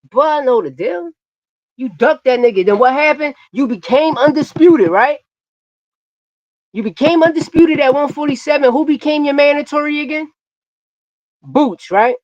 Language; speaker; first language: English; native; English